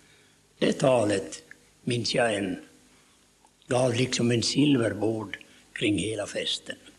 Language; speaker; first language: Swedish; native; Swedish